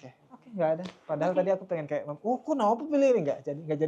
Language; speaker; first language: Indonesian; native; Indonesian